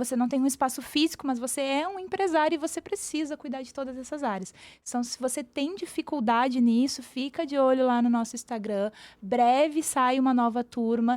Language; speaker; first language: Portuguese; native; Portuguese